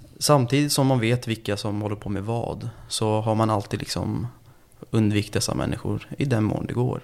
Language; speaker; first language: Swedish; early bilingual, other home language; Turkish